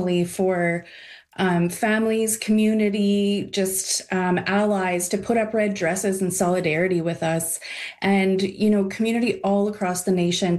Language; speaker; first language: English; native; English